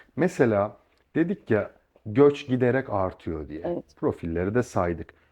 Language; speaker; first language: Turkish; native; Turkish